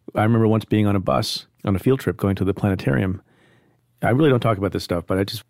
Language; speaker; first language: English; early bilingual, other home language; Hindi